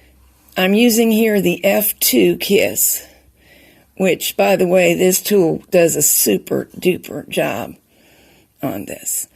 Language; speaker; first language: English; native; English